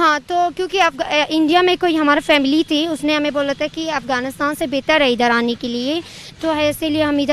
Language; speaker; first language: Hindi; non-native, learner; Persian